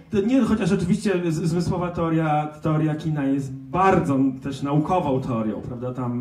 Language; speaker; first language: Polish; native; Polish